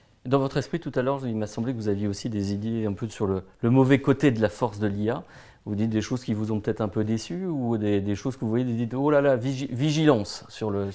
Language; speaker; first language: French; native; French